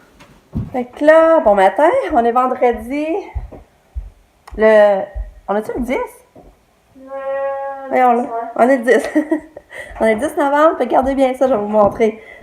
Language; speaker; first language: French; native; French